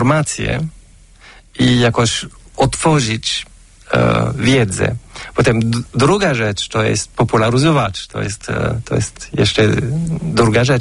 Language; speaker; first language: Polish; non-native, fluent; French